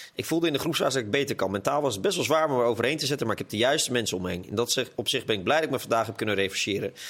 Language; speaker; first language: Dutch; native; Dutch